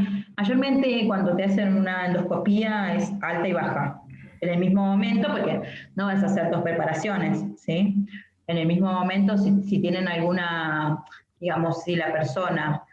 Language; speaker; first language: Spanish; native; Spanish